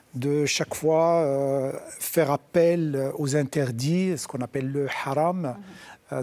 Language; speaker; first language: French; non-native, local second language; Arabic